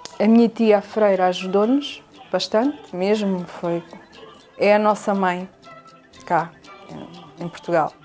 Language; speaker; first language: Portuguese; native; Portuguese